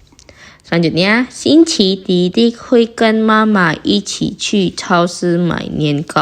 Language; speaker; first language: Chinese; non-native, fluent; Indonesian